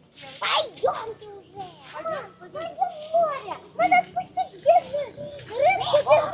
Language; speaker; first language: Russian; native; Russian